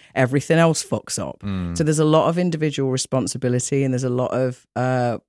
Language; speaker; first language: English; native; English